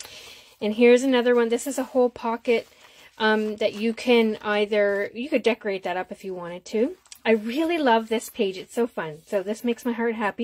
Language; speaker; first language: English; native; English